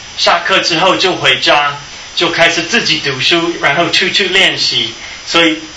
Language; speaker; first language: Chinese; non-native, fluent; English